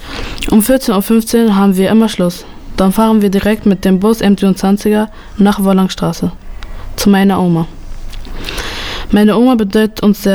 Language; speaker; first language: German; early bilingual, other home language; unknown